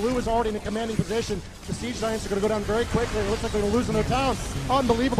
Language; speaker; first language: English; native; English